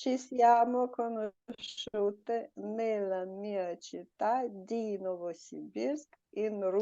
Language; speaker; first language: Italian; non-native, learner; Russian